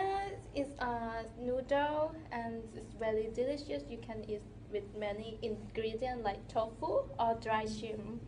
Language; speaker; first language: English; non-native, learner; Thai